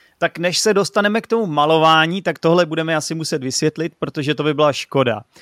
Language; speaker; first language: Czech; native; Czech